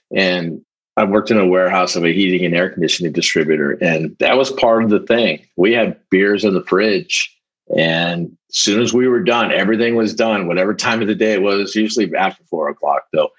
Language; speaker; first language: English; early bilingual, other home language; Polish